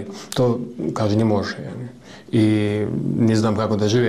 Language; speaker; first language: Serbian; non-native, local second language; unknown